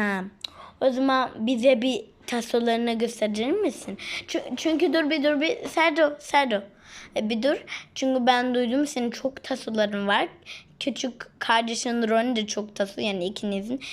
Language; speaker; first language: Turkish; non-native, learner; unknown